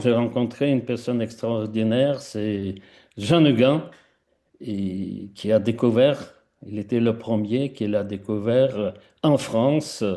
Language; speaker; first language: French; non-native, fluent; Russian